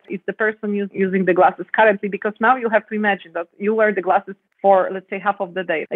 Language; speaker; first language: English; non-native, fluent; Polish